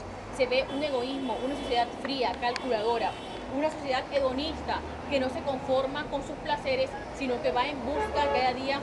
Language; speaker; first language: Spanish; native; Spanish